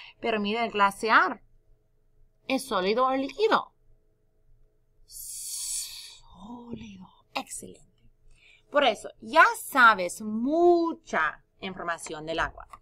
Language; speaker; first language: Spanish; non-native, fluent; English